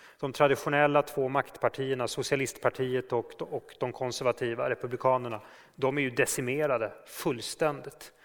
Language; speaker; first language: Swedish; native; Swedish